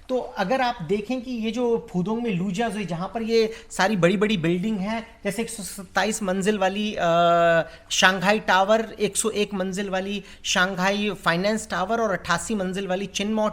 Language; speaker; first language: Hindi; native; Hindi